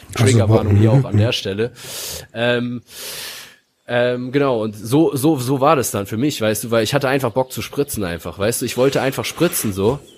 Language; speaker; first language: German; native; German